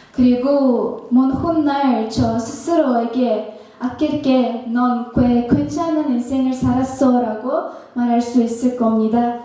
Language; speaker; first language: Korean; non-native, fluent; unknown